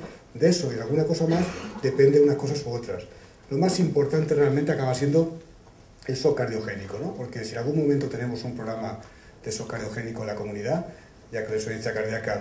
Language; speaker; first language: Spanish; native; Spanish